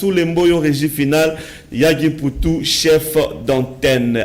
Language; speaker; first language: French; non-native, local second language; Lingala